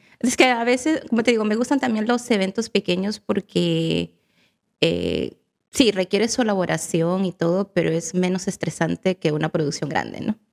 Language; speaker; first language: Spanish; native; Spanish